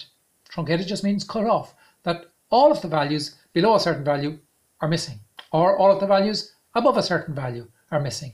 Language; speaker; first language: English; native; English